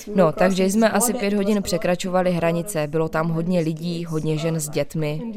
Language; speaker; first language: Czech; non-native, fluent; Ukrainian